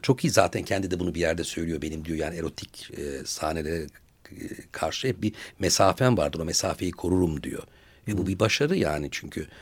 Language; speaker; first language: Turkish; native; Turkish